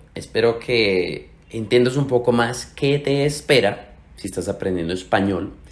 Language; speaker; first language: Spanish; native; Spanish